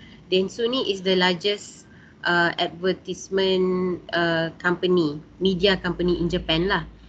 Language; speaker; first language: English; non-native, local second language; Malay